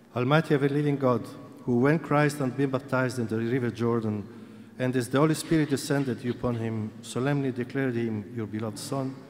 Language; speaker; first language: English; non-native, fluent; Italian